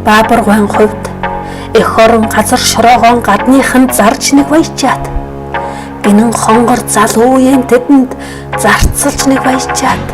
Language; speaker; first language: Mongolian; native; Mongolian